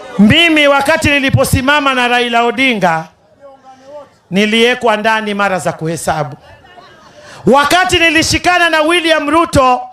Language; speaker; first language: Swahili; non-native, local second language; Giryama